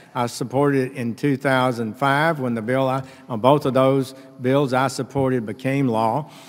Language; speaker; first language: English; native; English